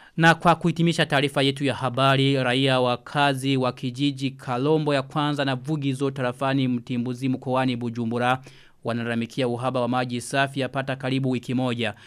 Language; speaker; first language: Swahili; non-native, local second language; Rundi